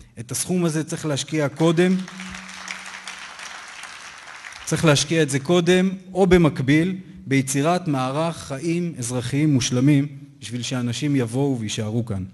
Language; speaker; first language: Hebrew; native; Hebrew